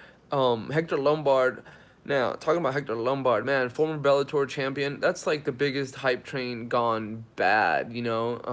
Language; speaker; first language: English; native; English